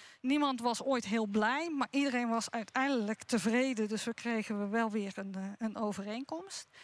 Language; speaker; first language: Dutch; native; Dutch